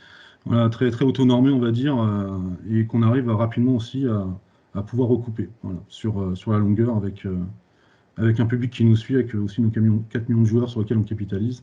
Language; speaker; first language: French; native; French